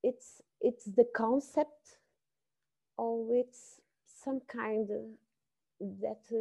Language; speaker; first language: English; non-native, learner; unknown